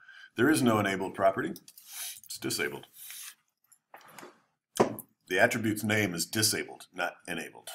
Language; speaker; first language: English; native; English